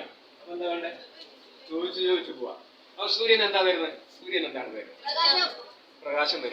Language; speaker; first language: Malayalam; native; Malayalam